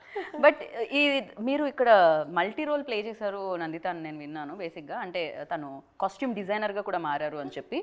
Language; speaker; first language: Telugu; native; Telugu